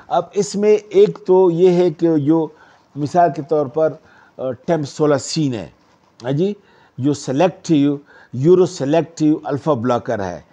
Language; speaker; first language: Urdu; non-native, local second language; Pashto